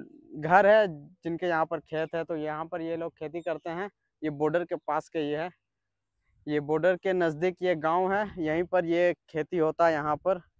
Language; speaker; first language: Hindi; native; Hindi